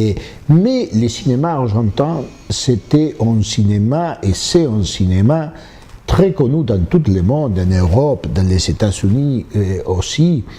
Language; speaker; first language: French; non-native, fluent; Spanish